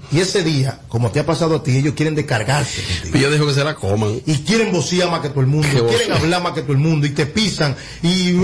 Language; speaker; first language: Spanish; native; Spanish